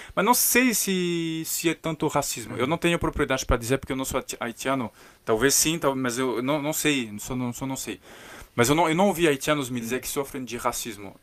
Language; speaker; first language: Portuguese; non-native, fluent; French